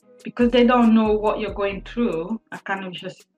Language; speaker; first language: English; non-native, local second language; French